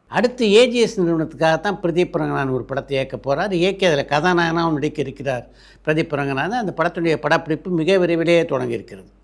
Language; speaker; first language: Tamil; native; Tamil